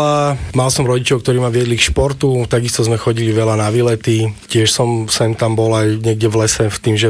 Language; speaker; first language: Slovak; native; Slovak